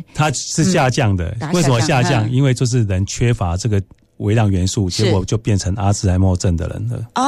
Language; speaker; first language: Chinese; native; Chinese